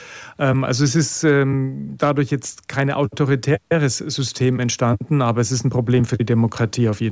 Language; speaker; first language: German; native; German